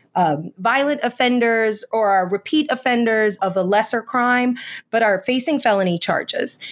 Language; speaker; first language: English; native; English